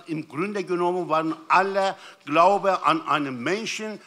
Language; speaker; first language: German; non-native, fluent; Turkish